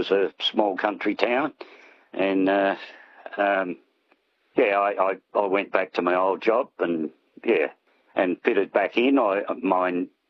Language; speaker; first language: English; native; English